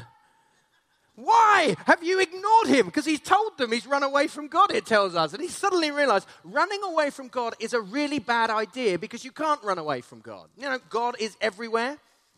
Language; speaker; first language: English; native; English